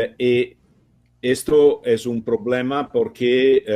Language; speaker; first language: Spanish; non-native, fluent; Italian